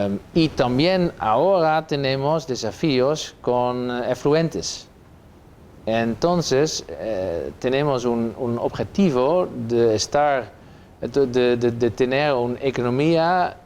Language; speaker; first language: Spanish; non-native, fluent; Dutch